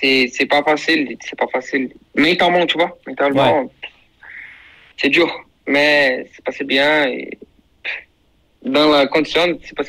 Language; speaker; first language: French; non-native, learner; Portuguese